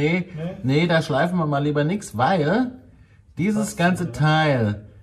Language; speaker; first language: German; native; German